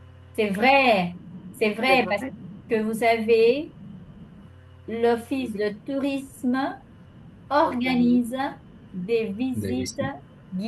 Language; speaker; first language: French; non-native, fluent; Spanish